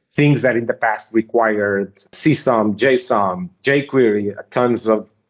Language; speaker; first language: English; non-native, fluent; Portuguese